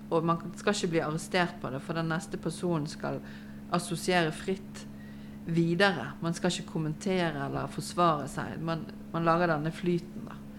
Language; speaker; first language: Norwegian; native; Norwegian